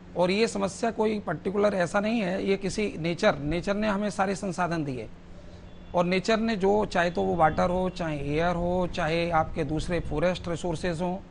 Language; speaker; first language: Hindi; native; Hindi